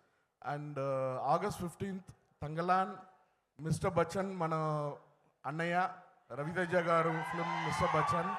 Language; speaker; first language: Telugu; non-native, learner; Tamil